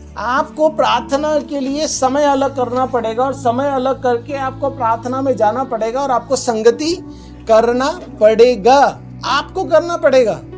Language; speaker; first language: Hindi; non-native, local second language; Marathi